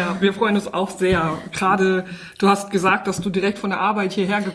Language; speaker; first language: German; native; German